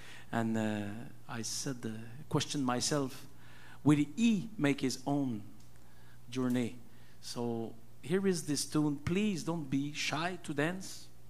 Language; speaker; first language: English; non-native, fluent; French